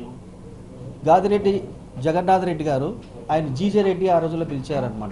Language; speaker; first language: Telugu; native; Telugu